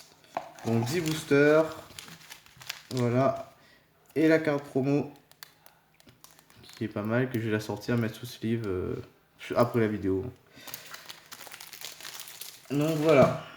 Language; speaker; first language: French; native; French